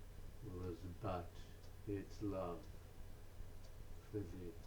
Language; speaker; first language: English; native; English